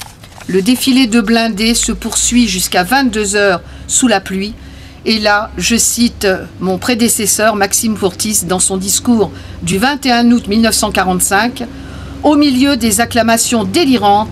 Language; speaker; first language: French; native; French